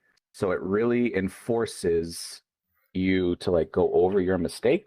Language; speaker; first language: English; native; English